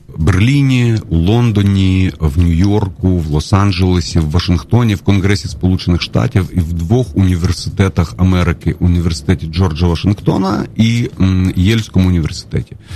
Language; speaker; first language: Ukrainian; non-native, local second language; Russian